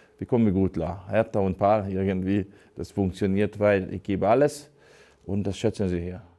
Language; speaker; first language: German; non-native, fluent; Hungarian